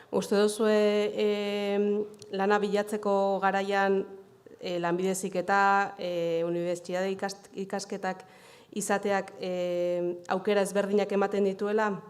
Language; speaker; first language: Basque; native; Basque